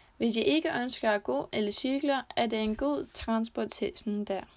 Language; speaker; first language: Danish; non-native, learner; Icelandic